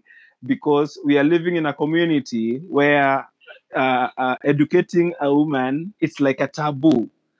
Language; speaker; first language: English; non-native, local second language; Luo (Kenya and Tanzania)